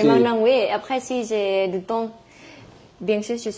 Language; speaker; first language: French; non-native, learner; Thai